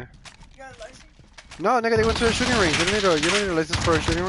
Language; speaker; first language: English; early bilingual, other home language; Spanish